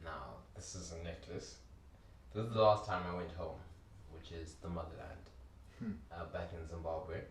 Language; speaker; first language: English; early bilingual, other home language; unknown